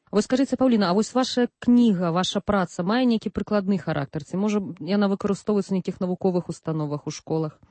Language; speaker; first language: Belarusian; native; Belarusian